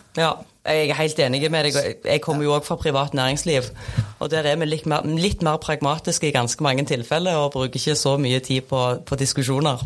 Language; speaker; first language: Norwegian; native; Norwegian